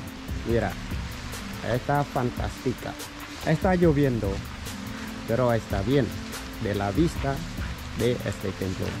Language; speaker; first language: Spanish; non-native, learner; Khmer